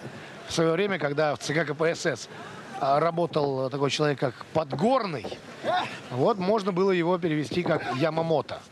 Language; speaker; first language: Russian; native; Russian